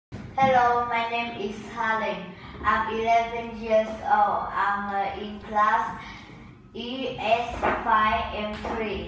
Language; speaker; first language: English; non-native, learner; Vietnamese